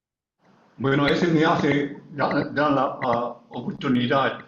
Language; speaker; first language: Spanish; non-native, learner; English